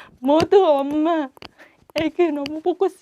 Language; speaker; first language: Korean; non-native, learner; Vietnamese